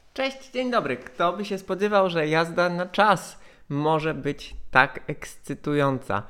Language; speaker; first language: Polish; native; Polish